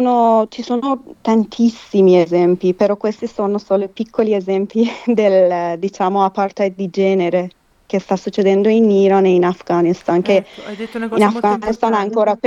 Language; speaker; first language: Italian; non-native, fluent; Persian